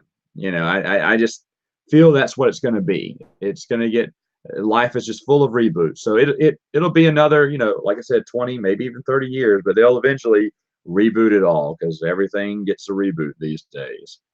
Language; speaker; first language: English; native; English